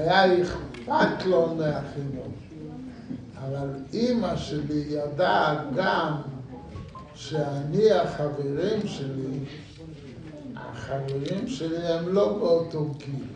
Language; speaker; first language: Hebrew; non-native, fluent; Yiddish